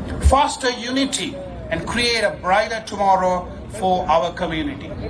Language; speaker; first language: English; non-native, local second language; Tamil